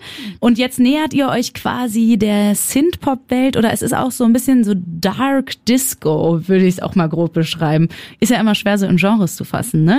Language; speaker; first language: German; native; German